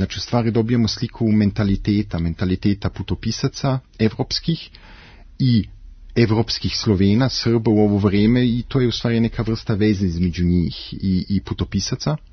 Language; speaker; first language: Serbian; early bilingual, heritage; Serbian